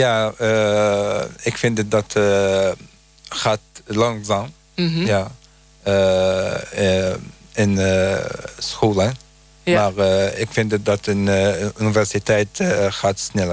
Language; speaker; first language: Dutch; non-native, learner; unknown